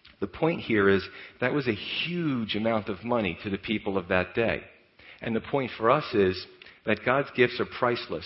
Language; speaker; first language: English; native; English